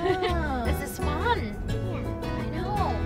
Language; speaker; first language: English; non-native, learner; Vietnamese